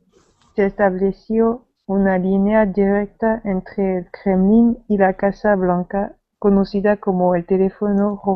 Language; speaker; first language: Spanish; non-native, learner; French